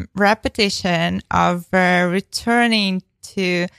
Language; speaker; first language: English; non-native, fluent; Ukrainian